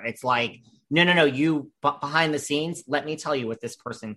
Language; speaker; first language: English; native; English